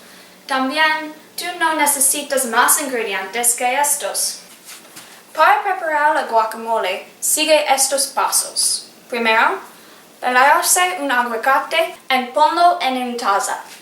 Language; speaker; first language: Spanish; non-native, learner; English